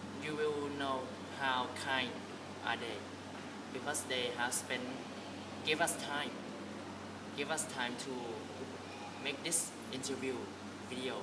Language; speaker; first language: English; non-native, learner; Thai